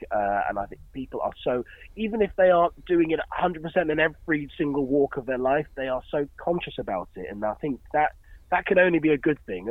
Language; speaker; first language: English; native; English